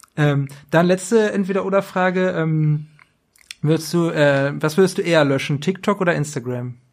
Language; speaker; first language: German; native; German